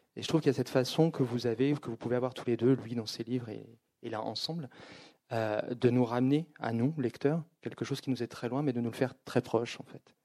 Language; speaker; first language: French; native; French